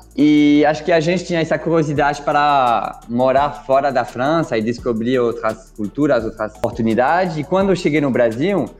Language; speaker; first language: Portuguese; non-native, fluent; French